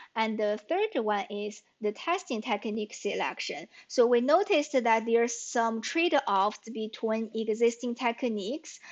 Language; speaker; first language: English; non-native, fluent; Chinese